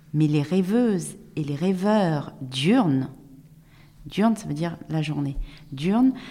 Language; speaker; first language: French; native; French